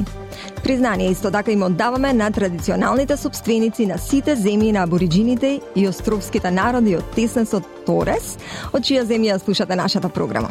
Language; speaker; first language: Macedonian; native; Macedonian